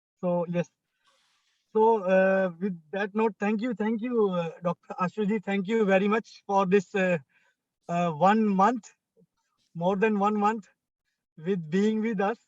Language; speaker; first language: English; non-native, local second language; Hindi